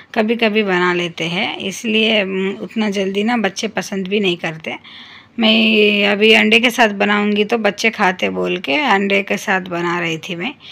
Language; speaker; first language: Hindi; non-native, local second language; Urdu